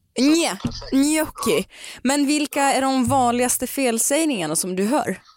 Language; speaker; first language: Swedish; native; Swedish